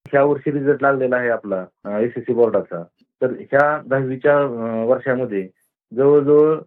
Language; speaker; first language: Marathi; native; Marathi